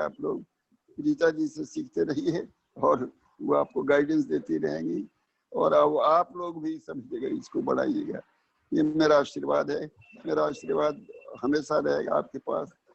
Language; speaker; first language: Hindi; native; Hindi